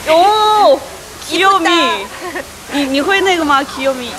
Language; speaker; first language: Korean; non-native, fluent; Chinese